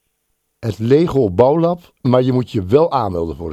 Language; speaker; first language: Dutch; native; Dutch